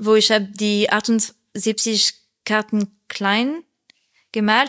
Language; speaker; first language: German; non-native, fluent; French